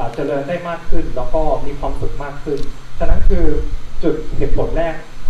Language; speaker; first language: Thai; non-native, fluent; Japanese